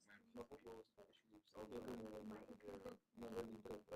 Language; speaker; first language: Russian; native; Russian